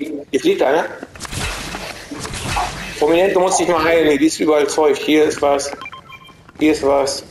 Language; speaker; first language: German; native; German